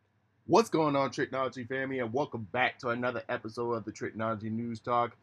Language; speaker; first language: English; native; English